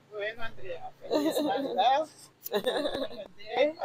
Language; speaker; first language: Spanish; native; Spanish